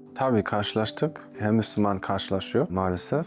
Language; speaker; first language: Turkish; non-native, fluent; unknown